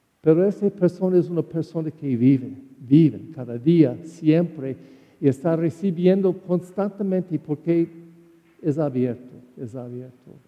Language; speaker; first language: Spanish; non-native, learner; English